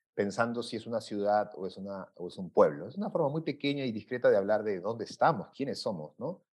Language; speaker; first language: Spanish; native; Spanish